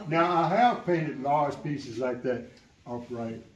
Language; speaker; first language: English; native; English